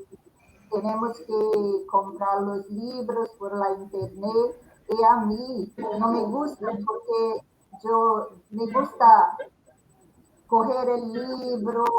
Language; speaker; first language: Spanish; non-native, fluent; Portuguese